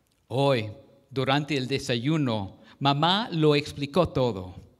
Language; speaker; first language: Spanish; non-native, fluent; English